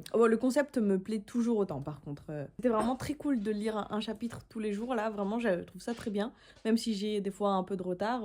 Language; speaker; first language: French; native; French